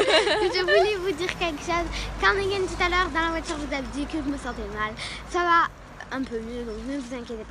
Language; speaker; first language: French; native; French